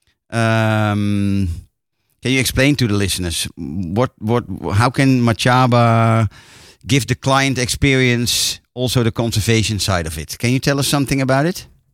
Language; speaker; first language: English; non-native, fluent; Dutch